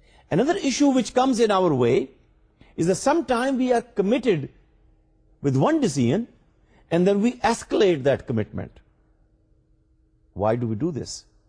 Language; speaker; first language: English; non-native, local second language; Urdu